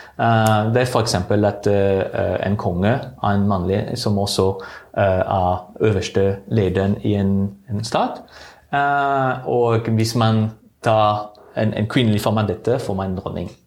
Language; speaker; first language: Norwegian; non-native, fluent; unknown